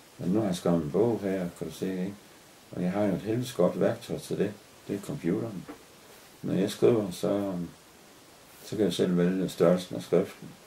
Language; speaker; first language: Danish; native; Danish